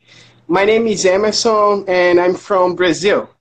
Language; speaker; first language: English; non-native, learner; Portuguese